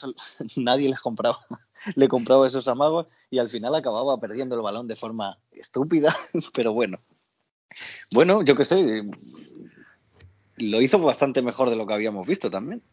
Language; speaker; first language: Spanish; native; Spanish